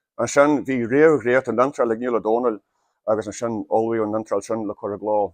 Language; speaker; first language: Irish; native; Irish